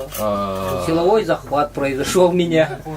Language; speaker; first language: Russian; native; Russian